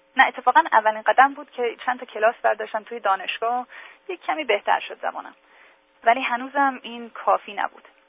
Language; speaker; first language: Persian; early bilingual, heritage; English